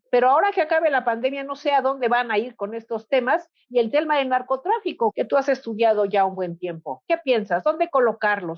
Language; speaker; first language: Spanish; native; Spanish